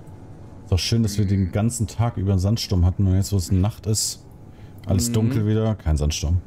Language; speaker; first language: German; native; German